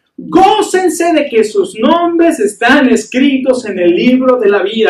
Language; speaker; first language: Spanish; native; Spanish